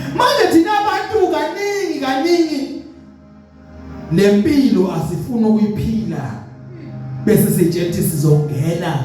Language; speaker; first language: Zulu; native; Zulu